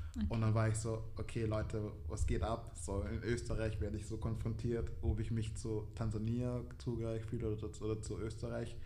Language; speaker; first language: German; early bilingual, other home language; Swahili